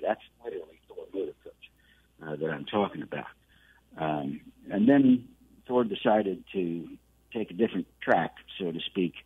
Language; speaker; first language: English; native; English